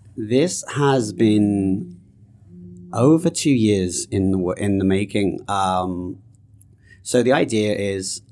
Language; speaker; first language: English; native; English